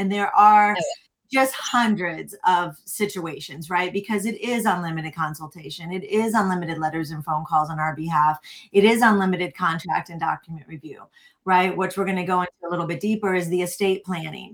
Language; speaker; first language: English; native; English